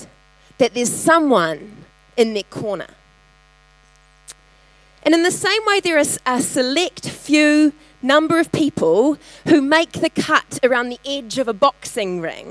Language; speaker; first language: English; native; English